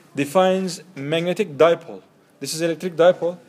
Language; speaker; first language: English; non-native, fluent; Turkish